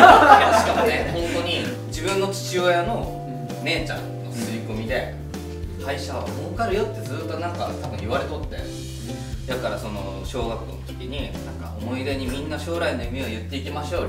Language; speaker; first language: Japanese; native; Japanese